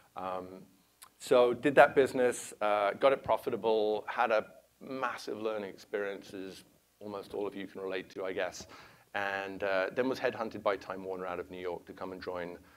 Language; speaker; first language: English; native; English